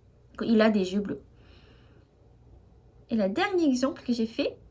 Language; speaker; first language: French; non-native, fluent; Korean